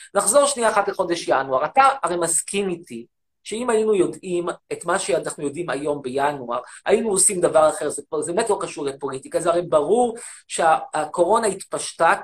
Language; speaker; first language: Hebrew; native; Hebrew